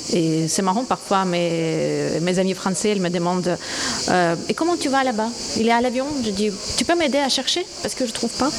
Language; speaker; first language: French; non-native, fluent; Ukrainian